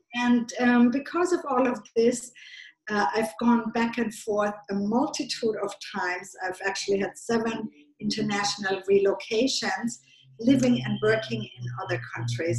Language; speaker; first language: English; non-native, fluent; German